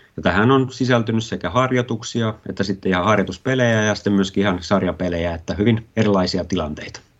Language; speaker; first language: Finnish; native; Finnish